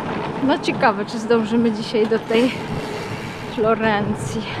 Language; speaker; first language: Polish; native; Polish